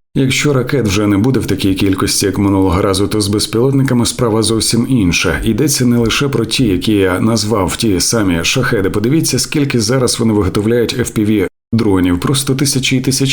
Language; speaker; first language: Ukrainian; native; Ukrainian